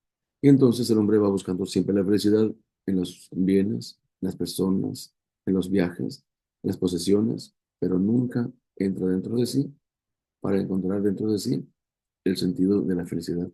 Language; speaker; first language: Spanish; native; Spanish